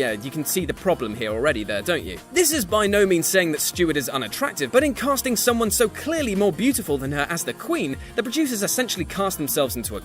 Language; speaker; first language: English; native; English